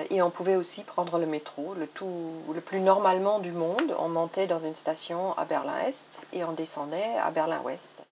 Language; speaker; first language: French; non-native, fluent; German